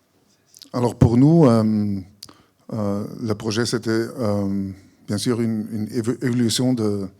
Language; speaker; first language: French; non-native, fluent; German